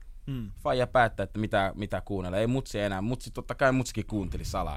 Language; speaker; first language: Finnish; early bilingual, other home language; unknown